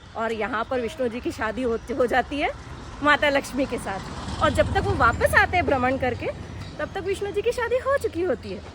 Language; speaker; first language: Hindi; non-native, local second language; Konkani